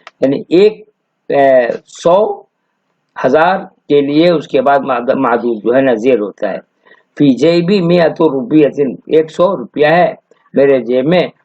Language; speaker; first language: Urdu; native; Urdu